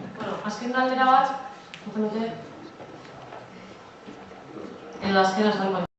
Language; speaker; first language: Basque; native; Basque